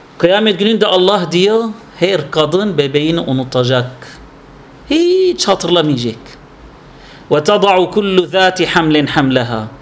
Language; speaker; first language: Turkish; non-native, fluent; Arabic